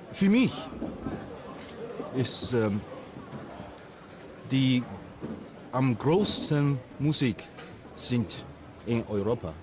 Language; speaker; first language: German; non-native, learner; Chinese